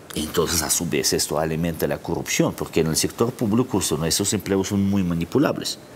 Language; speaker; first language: Spanish; non-native, fluent; Russian